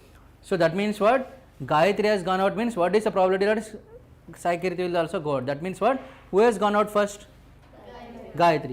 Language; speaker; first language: English; non-native, local second language; Telugu